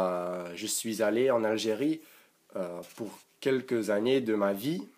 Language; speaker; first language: French; non-native, learner; English